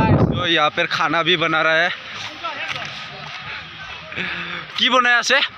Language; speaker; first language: Hindi; non-native, local second language; Assamese